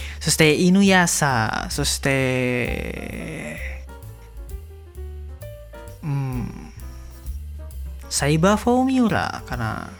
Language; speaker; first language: Japanese; non-native, learner; Indonesian